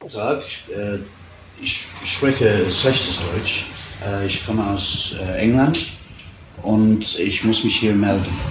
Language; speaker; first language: German; non-native, learner; English